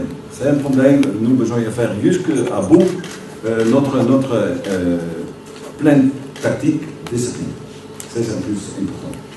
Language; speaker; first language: French; non-native, learner; Dutch